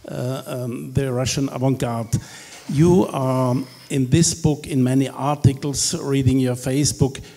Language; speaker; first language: English; non-native, fluent; German